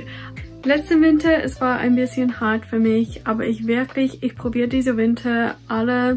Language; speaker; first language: German; non-native, fluent; English